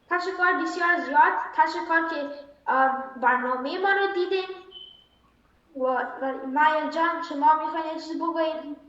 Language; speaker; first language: Persian; early bilingual, heritage; Persian